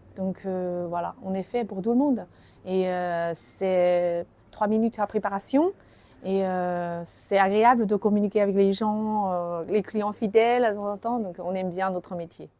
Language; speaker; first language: French; non-native, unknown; Chinese